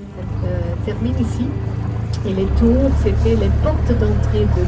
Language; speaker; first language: French; non-native, local second language; Dutch